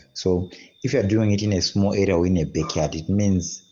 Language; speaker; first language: English; non-native, local second language; Shona